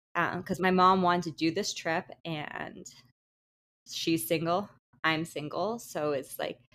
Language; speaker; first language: English; native; English